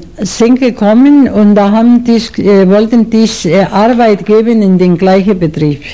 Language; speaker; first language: German; non-native, learner; Spanish